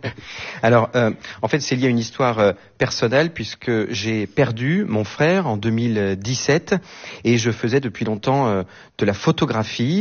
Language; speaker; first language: French; native; French